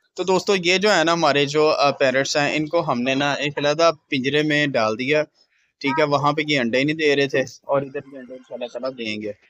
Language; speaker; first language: Hindi; native; Hindi